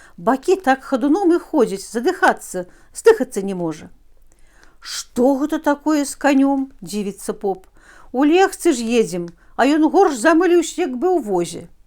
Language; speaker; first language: Belarusian; native; Belarusian